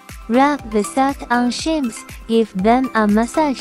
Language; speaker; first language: English; non-native, learner; Chinese